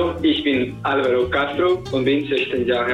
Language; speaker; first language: German; non-native, fluent; Spanish